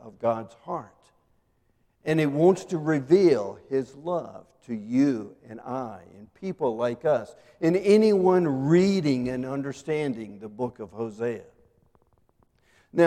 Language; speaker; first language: English; native; English